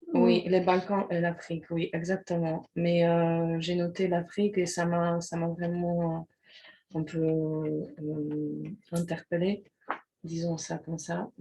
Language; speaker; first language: French; non-native, fluent; Polish